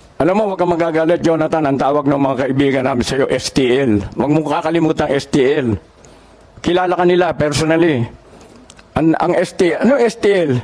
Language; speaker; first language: Filipino; native; Filipino